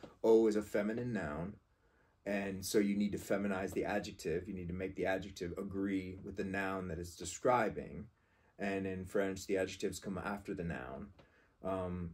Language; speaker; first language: English; native; English